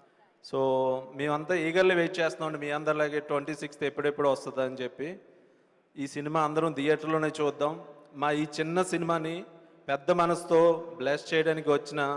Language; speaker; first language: Telugu; native; Telugu